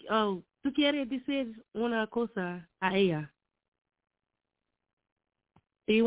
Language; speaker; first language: Spanish; non-native, learner; English